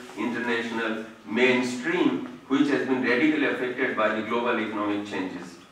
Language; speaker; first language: English; non-native, local second language; Odia